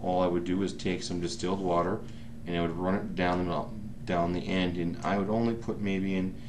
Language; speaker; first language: English; native; English